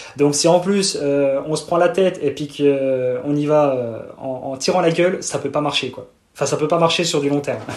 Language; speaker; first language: French; native; French